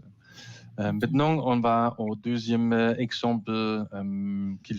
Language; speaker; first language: French; non-native, learner; German